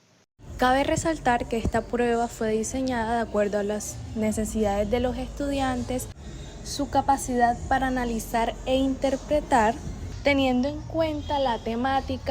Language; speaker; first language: Spanish; native; Spanish